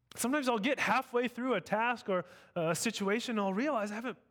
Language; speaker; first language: English; native; English